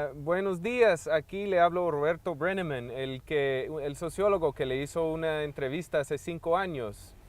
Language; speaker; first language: Spanish; non-native, fluent; English